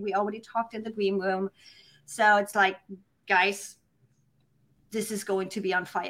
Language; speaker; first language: English; non-native, fluent; German